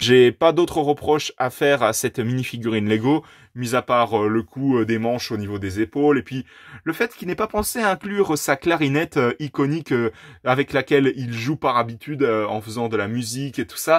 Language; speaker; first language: French; native; French